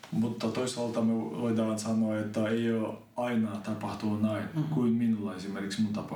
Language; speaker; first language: Finnish; non-native, fluent; Ukrainian